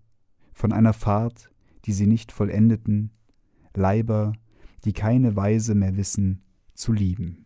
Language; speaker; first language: German; native; German